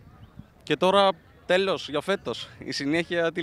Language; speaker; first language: Greek; native; Greek